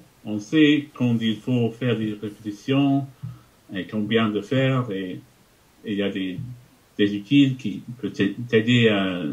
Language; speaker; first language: French; non-native, fluent; English